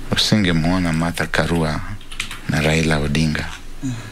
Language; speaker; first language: Swahili; non-native, local second language; Luyia